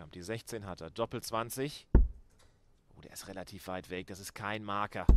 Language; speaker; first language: German; native; German